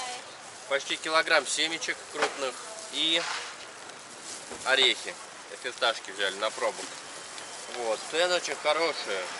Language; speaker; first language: Russian; native; Russian